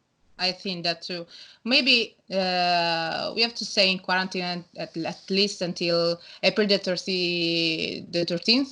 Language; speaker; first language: English; non-native, learner; Italian